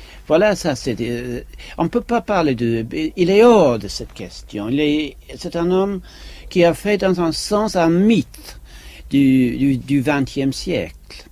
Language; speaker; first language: French; non-native, fluent; English